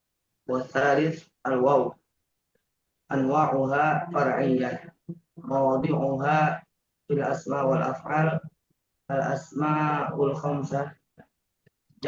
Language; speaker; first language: Arabic; non-native, learner; Indonesian